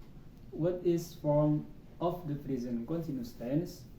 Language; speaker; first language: English; non-native, learner; Sundanese